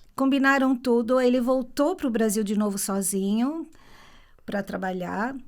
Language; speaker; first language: Portuguese; early bilingual, other home language; Italian